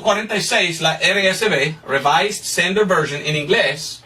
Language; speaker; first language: Spanish; non-native, fluent; English